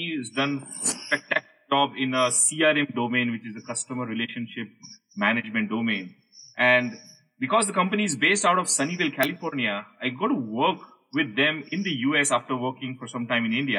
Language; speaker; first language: English; non-native, local second language; Hindi